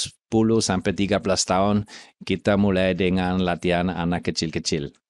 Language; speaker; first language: Indonesian; non-native, fluent; German